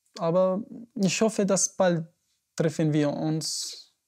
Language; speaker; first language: German; non-native, learner; Arabic